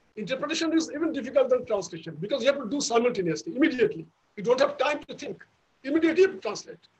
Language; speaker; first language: English; non-native, local second language; Bangla